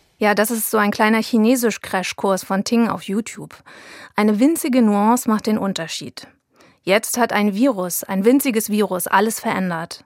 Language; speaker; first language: German; native; German